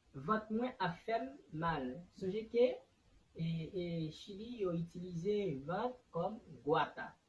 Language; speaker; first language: French; non-native, learner; Haitian Creole